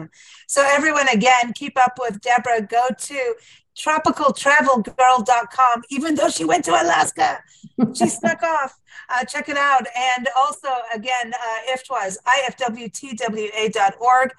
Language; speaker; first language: English; native; English